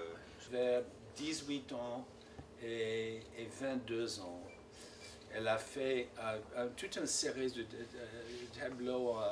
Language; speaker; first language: French; non-native, fluent; English